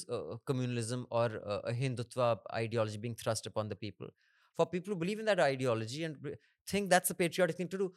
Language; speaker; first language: English; non-native, local second language; Hindi